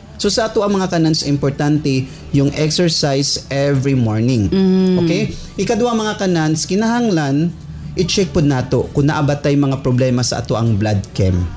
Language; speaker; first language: Cebuano; native; Cebuano